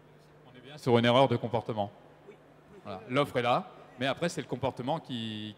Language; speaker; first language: French; native; French